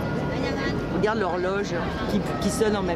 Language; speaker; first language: French; native; French